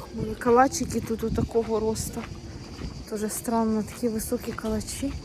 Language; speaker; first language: Ukrainian; native; Ukrainian